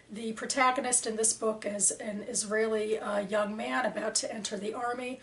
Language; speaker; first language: English; native; English